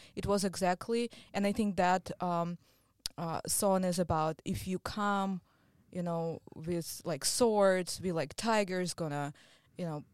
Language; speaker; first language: English; non-native, fluent; Russian